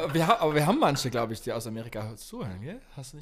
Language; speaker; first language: German; native; German